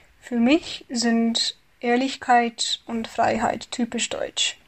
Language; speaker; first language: German; non-native, fluent; Hungarian